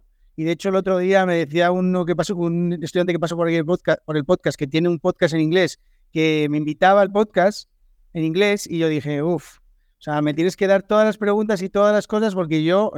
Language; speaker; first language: Spanish; native; Spanish